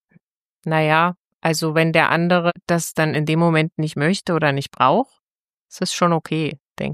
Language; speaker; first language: German; native; German